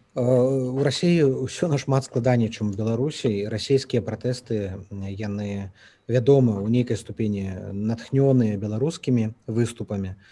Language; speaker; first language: Belarusian; native; Belarusian